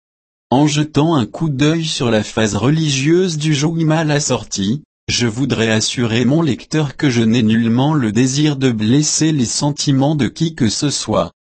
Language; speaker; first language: French; native; French